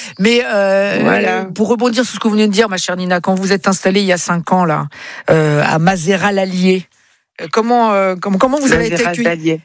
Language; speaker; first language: French; native; French